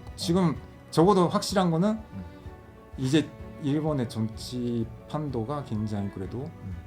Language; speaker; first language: Korean; non-native, fluent; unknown